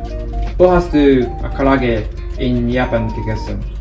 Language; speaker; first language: German; non-native, learner; Japanese